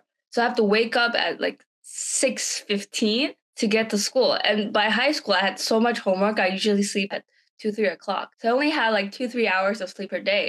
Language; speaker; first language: English; non-native, local second language; Chinese